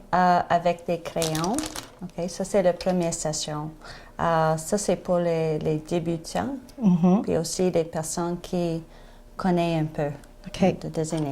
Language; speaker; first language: French; non-native, learner; English